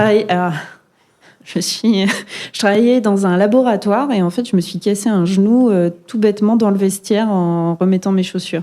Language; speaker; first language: French; native; French